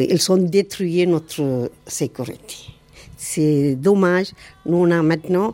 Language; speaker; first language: French; non-native, learner; Tamil